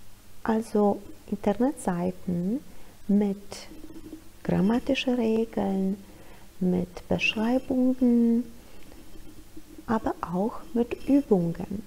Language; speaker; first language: German; non-native, fluent; Polish